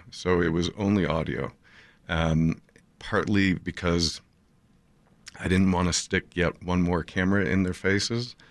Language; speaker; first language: English; native; English